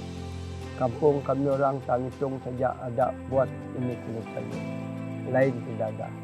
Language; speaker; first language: Indonesian; non-native, local second language; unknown